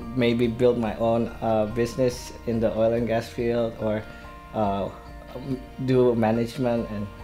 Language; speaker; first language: English; non-native, fluent; Indonesian